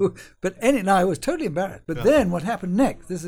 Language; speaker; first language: English; native; English